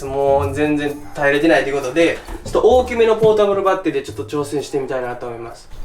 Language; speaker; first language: Japanese; native; Japanese